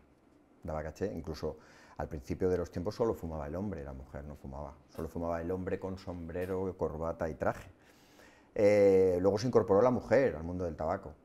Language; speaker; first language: Spanish; native; Spanish